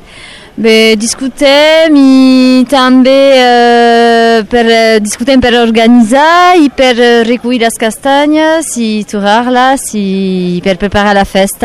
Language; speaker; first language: Catalan; non-native, fluent; French